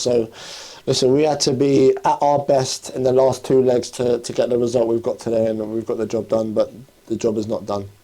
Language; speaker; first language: English; native; English